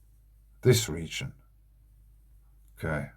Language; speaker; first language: English; non-native, fluent; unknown